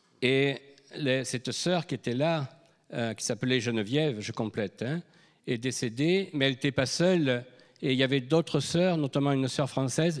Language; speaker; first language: French; native; French